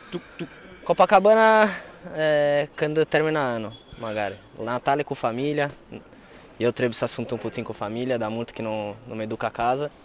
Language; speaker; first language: Romanian; non-native, learner; Portuguese